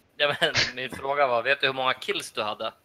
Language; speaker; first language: Swedish; native; Swedish